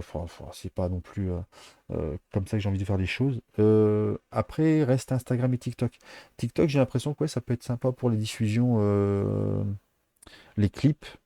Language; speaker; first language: French; native; French